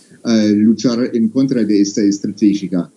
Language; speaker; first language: Spanish; non-native, fluent; English